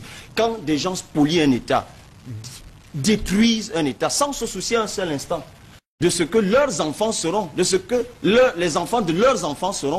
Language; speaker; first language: French; non-native, local second language; Basaa